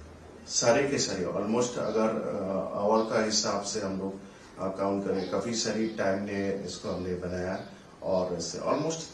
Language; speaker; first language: Hindi; non-native, local second language; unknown